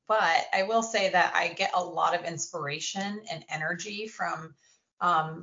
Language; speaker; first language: English; native; English